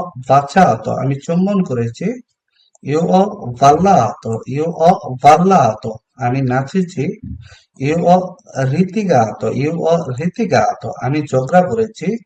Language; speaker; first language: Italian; non-native, fluent; Bangla